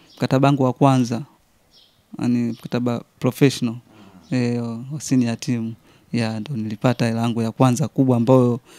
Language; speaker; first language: Swahili; native; Swahili